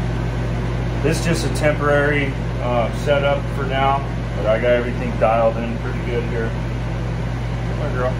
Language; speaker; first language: English; native; English